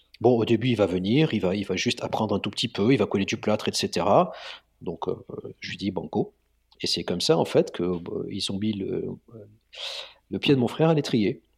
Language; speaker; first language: French; non-native, local second language; Arabic